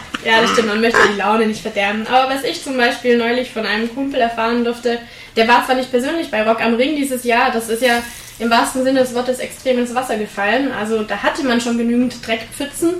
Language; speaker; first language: German; native; German